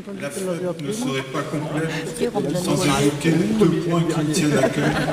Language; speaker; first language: French; native; French